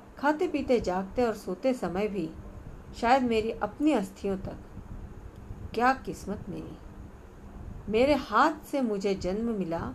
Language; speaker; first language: Hindi; non-native, local second language; Marathi